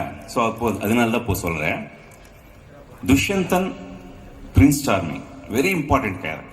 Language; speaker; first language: Tamil; non-native, fluent; Telugu